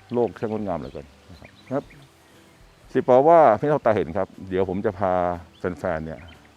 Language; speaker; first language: Thai; native; Thai